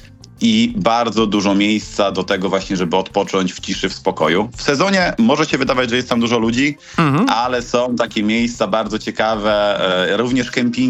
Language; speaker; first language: Polish; native; Polish